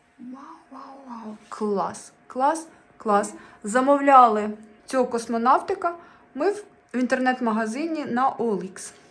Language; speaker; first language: Ukrainian; native; Ukrainian